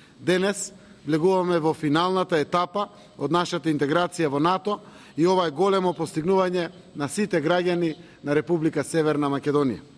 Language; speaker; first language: Macedonian; native; Macedonian